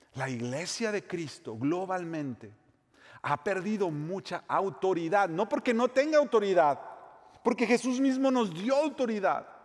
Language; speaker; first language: Spanish; native; Spanish